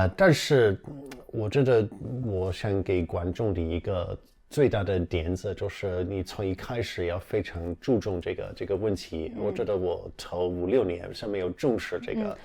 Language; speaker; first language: Chinese; non-native, fluent; English